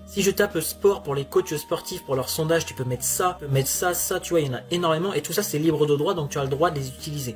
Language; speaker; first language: French; native; French